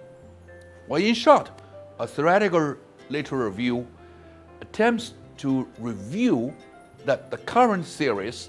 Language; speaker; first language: English; non-native, fluent; Chinese